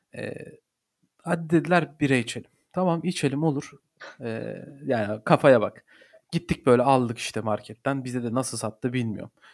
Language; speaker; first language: Turkish; native; Turkish